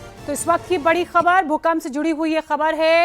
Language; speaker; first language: Hindi; native; Hindi